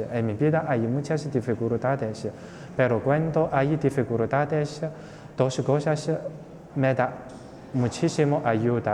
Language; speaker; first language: Spanish; non-native, fluent; Chinese